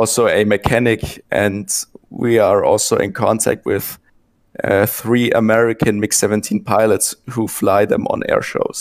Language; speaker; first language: English; non-native, fluent; German